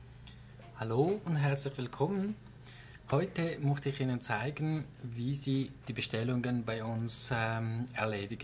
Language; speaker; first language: German; non-native, fluent; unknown